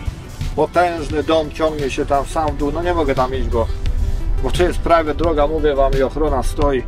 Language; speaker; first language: Polish; native; Polish